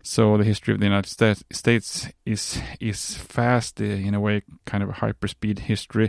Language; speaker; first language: English; non-native, fluent; Swedish